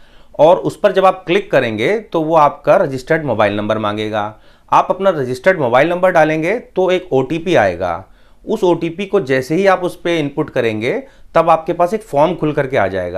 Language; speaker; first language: Hindi; native; Hindi